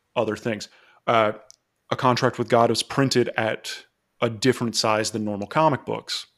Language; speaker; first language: English; native; English